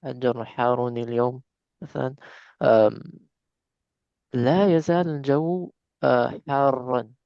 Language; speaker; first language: Arabic; non-native, learner; English